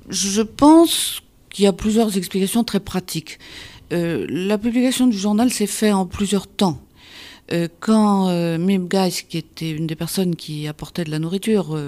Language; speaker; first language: French; native; French